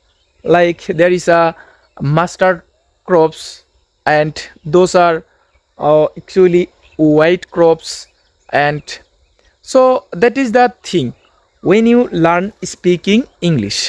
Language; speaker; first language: English; non-native, learner; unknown